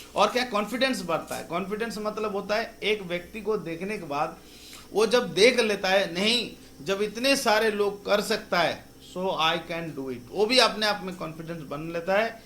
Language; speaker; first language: Hindi; non-native, local second language; Bangla